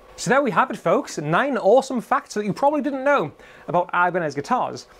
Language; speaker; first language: English; native; English